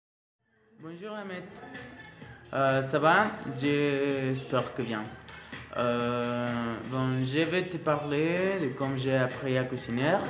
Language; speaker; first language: French; non-native, learner; Spanish